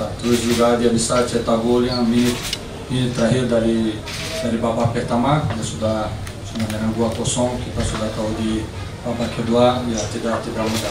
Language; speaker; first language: Indonesian; non-native, learner; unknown